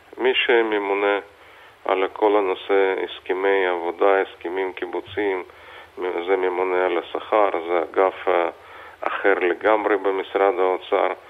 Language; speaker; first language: Hebrew; non-native, fluent; Russian